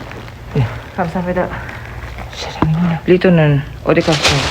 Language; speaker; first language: Korean; non-native, learner; Filipino